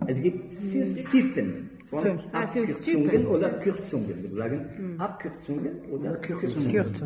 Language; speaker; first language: German; non-native, learner; French